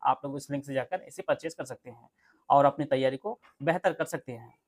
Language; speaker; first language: Hindi; native; Hindi